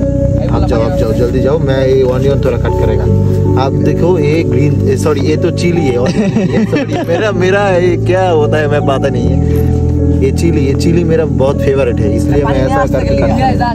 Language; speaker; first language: Hindi; non-native, learner; Bangla